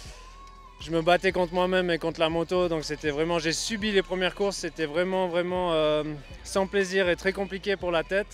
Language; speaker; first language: French; native; French